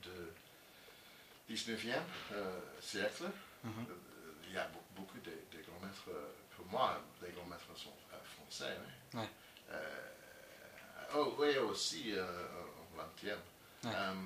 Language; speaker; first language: French; non-native, learner; English